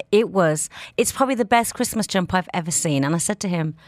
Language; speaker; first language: English; native; English